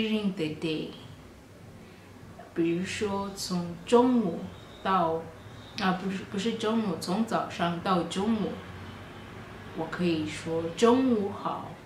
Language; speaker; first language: Chinese; non-native, fluent; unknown